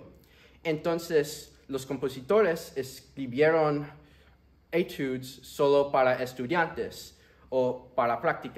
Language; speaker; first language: Spanish; early bilingual, heritage; Spanish